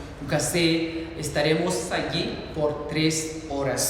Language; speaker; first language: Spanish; non-native, learner; English